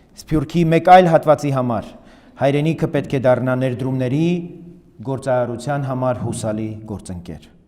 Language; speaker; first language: Armenian; native; Armenian